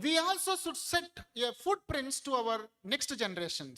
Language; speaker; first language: English; non-native, local second language; Telugu